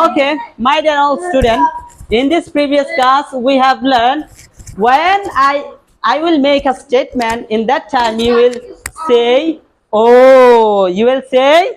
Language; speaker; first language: English; non-native, local second language; Bangla